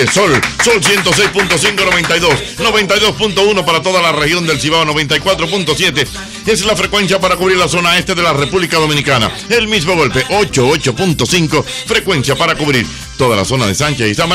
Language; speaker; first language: Spanish; native; Spanish